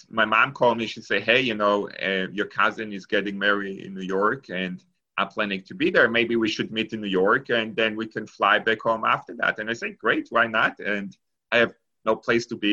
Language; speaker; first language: English; non-native, fluent; Hebrew